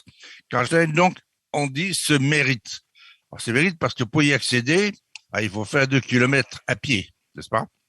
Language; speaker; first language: French; native; French